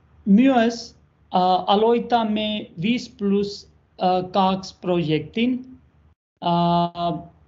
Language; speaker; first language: Finnish; non-native, learner; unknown